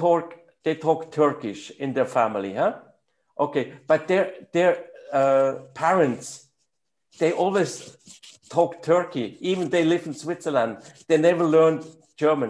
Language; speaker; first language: English; non-native, fluent; German